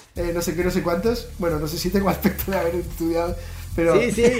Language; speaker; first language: Spanish; native; Spanish